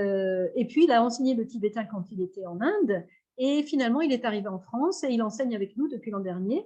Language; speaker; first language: French; native; French